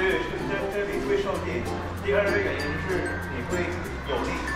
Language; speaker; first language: Chinese; non-native, fluent; Thai